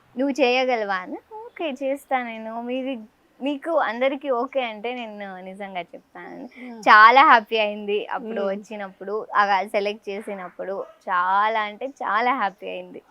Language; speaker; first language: Telugu; non-native, learner; Kannada